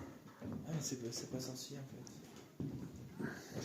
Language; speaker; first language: French; native; French